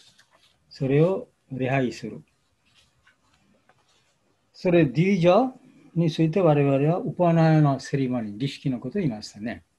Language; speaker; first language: Japanese; non-native, fluent; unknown